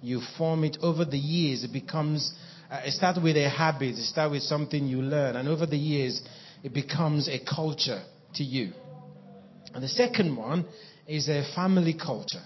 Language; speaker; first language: English; non-native, local second language; Igbo